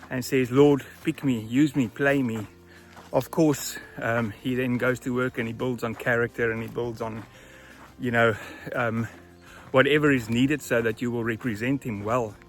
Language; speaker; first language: English; non-native, local second language; Afrikaans